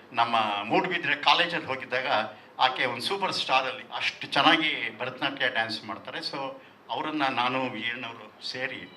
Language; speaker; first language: Kannada; non-native, local second language; Tulu